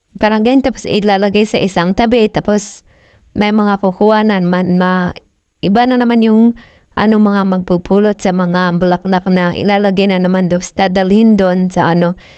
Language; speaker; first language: Filipino; non-native, local second language; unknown